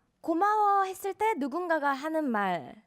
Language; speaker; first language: Korean; native; Korean